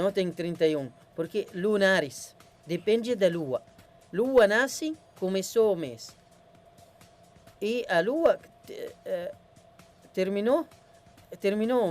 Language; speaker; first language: Portuguese; non-native, learner; Arabic